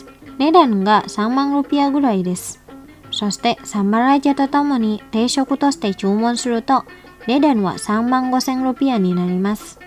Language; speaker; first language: Japanese; non-native, fluent; Indonesian